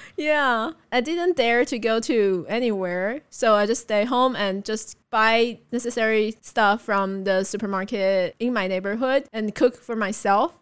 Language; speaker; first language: English; non-native, fluent; Chinese